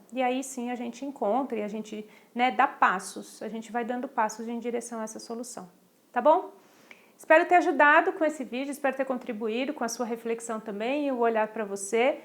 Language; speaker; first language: Portuguese; native; Portuguese